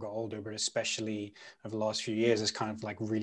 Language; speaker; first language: English; non-native, local second language; Punjabi